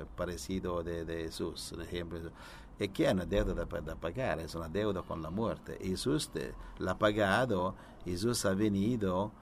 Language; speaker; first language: Spanish; non-native, learner; Italian